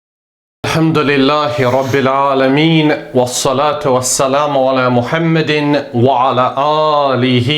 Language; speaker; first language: Arabic; non-native, fluent; English